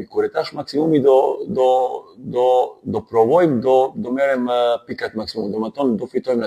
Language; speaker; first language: Albanian; non-native, learner; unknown